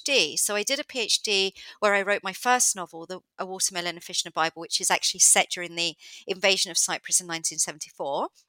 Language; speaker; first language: English; non-native, local second language; Greek